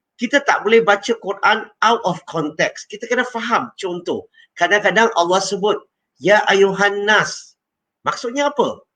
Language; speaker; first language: Malay; non-native, local second language; Chinese